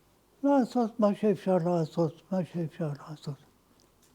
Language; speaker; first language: Hebrew; non-native, fluent; Ladino